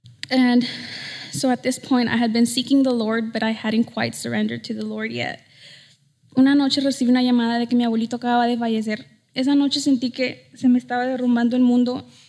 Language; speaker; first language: English; early bilingual, other home language; Spanish